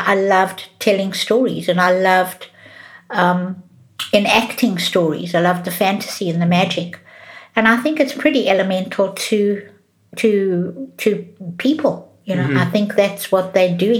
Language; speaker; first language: English; native; English